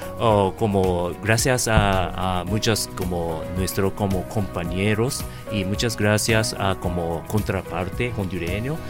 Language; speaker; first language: Spanish; non-native, learner; Japanese